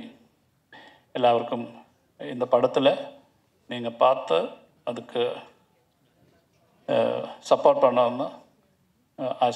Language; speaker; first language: Tamil; non-native, learner; Malayalam